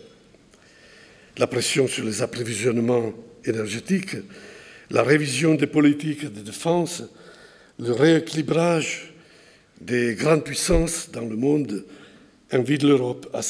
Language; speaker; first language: French; non-native, fluent; Italian